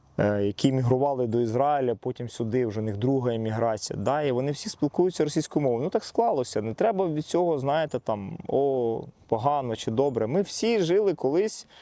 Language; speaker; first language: Ukrainian; non-native, local second language; Russian